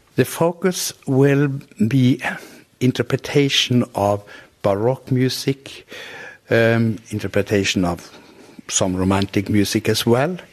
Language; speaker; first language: English; non-native, fluent; Norwegian